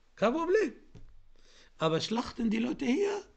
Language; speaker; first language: German; non-native, fluent; Arabic